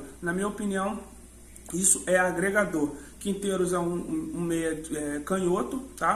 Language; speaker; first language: Portuguese; native; Portuguese